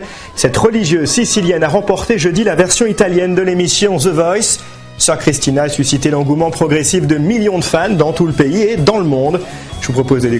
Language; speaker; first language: French; native; French